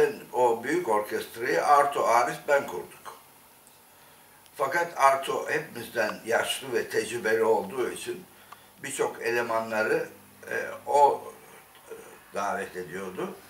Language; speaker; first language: Turkish; native; Turkish